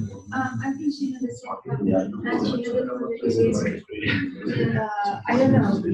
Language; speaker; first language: English; non-native, fluent; Korean